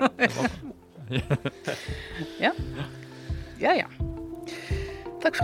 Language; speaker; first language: Norwegian; native; Norwegian